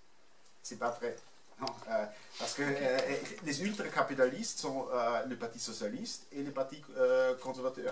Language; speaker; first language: French; non-native, fluent; German